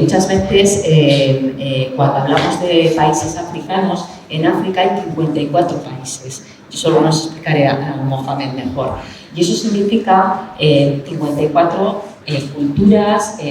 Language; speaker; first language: Spanish; native; Spanish